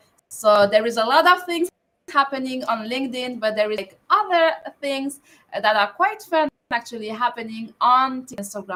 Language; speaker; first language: English; non-native, fluent; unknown